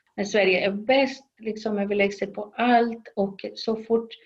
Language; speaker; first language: Swedish; non-native, fluent; Spanish